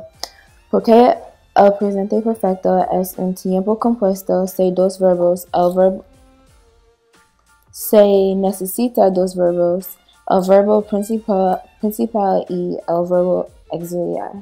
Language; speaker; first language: Spanish; non-native, learner; English